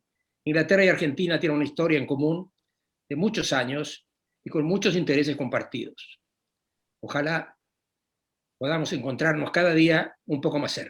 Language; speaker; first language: Spanish; native; Spanish